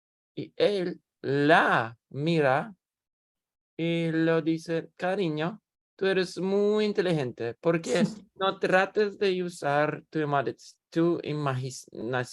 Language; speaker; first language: Spanish; non-native, learner; English